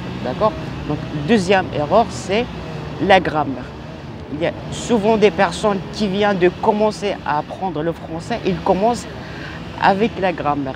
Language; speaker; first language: French; non-native, local second language; Arabic